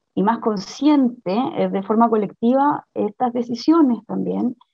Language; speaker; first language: Spanish; native; Spanish